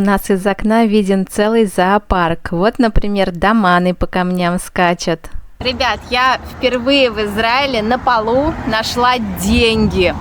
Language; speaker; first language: Russian; native; Russian